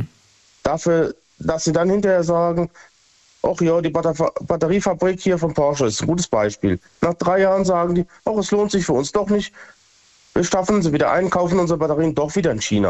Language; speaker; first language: German; native; German